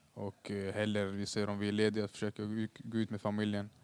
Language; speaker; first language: Swedish; early bilingual, other home language; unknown